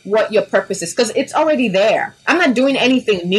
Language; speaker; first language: English; non-native, local second language; Yoruba